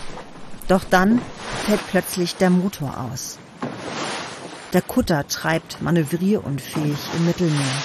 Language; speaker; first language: German; native; German